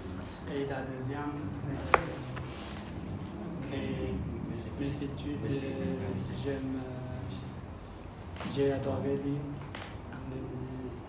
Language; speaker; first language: French; non-native, learner; Khmer